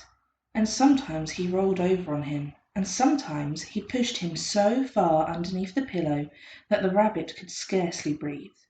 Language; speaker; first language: English; native; English